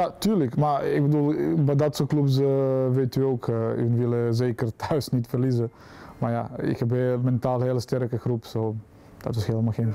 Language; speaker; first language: Dutch; non-native, fluent; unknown